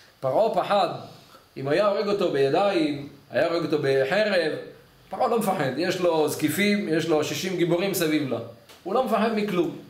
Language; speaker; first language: Hebrew; native; Hebrew